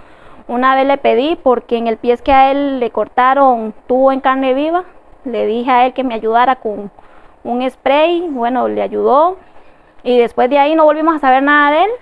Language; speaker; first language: Spanish; native; Spanish